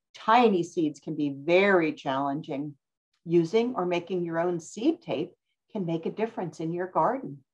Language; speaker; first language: English; native; English